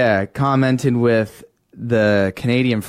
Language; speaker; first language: English; native; English